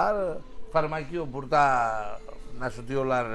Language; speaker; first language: Turkish; early bilingual, heritage; Greek